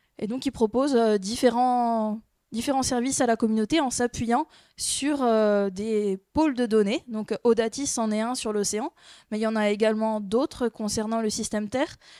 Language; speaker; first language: French; native; French